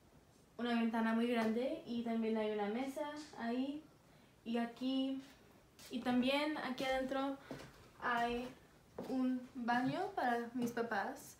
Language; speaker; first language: Spanish; early bilingual, heritage; Spanish